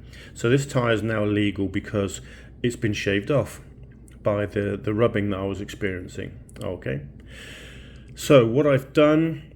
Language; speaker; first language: English; native; English